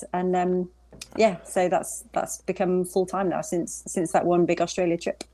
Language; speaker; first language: English; native; English